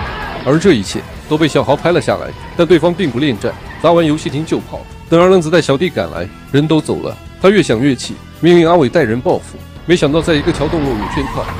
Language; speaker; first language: Chinese; native; Chinese